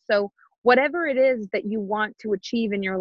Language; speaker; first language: English; non-native, fluent; French